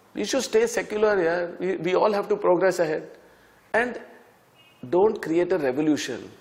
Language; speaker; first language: Hindi; native; Hindi